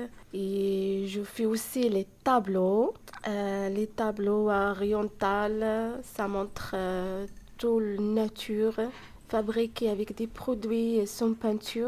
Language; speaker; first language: French; non-native, learner; Arabic